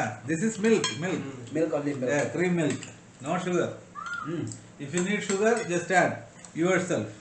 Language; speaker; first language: English; non-native, learner; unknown